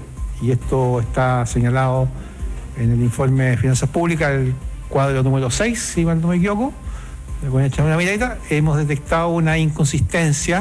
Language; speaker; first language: Spanish; native; Spanish